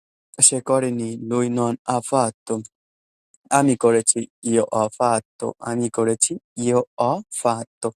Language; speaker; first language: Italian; non-native, fluent; Bangla